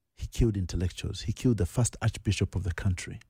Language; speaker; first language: English; non-native, local second language; Ganda